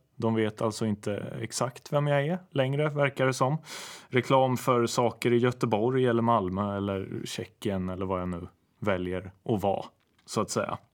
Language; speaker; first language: Swedish; native; Swedish